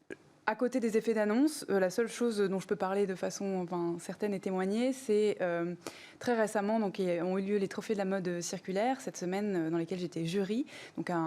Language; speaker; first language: French; native; French